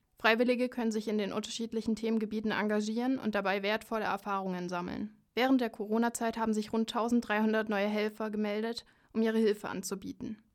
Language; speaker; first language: German; native; German